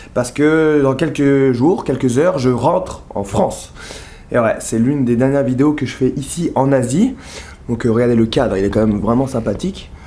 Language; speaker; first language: French; native; French